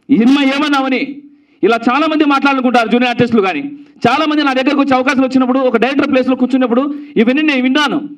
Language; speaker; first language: Telugu; native; Telugu